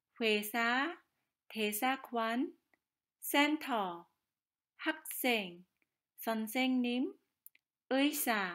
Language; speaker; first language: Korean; non-native, fluent; Khmer